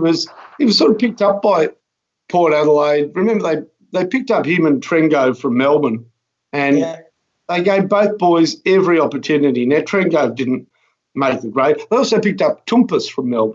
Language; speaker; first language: English; native; English